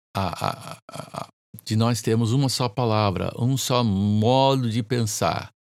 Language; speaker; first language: Portuguese; non-native, fluent; English